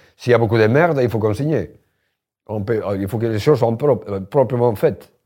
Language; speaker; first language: French; non-native, fluent; Spanish